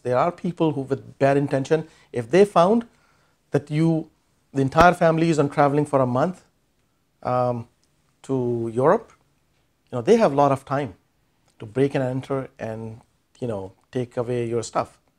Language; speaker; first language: English; non-native, local second language; Urdu